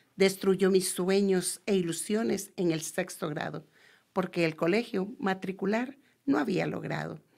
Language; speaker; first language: Spanish; native; Spanish